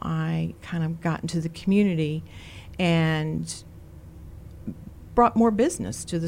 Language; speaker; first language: English; native; English